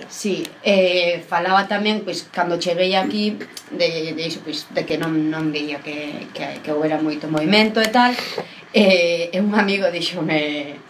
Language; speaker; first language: Galician; non-native, local second language; Spanish